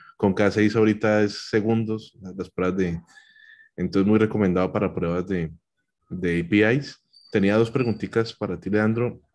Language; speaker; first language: Spanish; native; Spanish